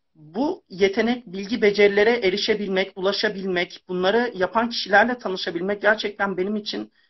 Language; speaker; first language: Turkish; native; Turkish